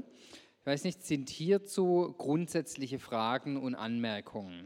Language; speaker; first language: German; native; German